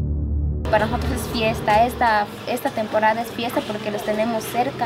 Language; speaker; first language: Spanish; native; Spanish